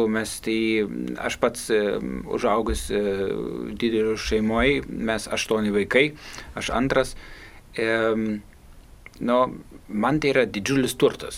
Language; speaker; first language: Lithuanian; non-native, fluent; German